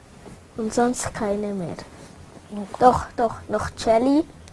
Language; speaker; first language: German; early bilingual, other home language; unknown